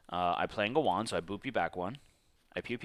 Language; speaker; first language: English; native; English